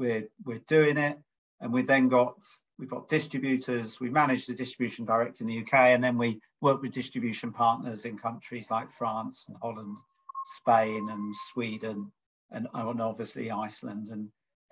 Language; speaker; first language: English; native; English